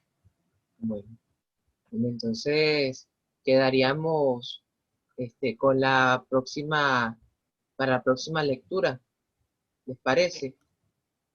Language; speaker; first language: Spanish; native; Spanish